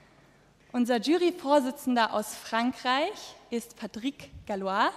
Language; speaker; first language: German; native; German